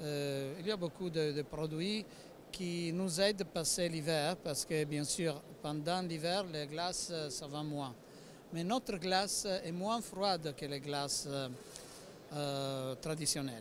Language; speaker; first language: French; non-native, fluent; Italian